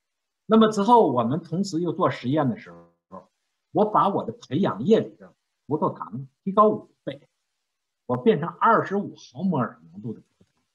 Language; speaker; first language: Chinese; native; Chinese